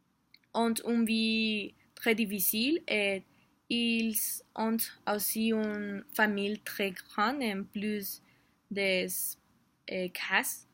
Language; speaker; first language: French; non-native, learner; Spanish